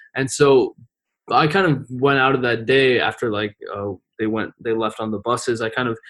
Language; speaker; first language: English; native; English